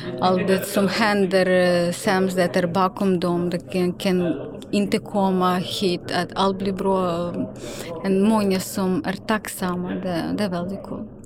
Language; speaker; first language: Swedish; non-native, learner; Ukrainian